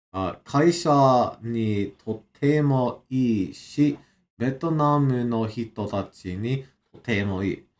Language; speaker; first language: Japanese; non-native, learner; English